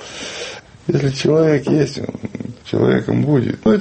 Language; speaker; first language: Russian; non-native, local second language; Chechen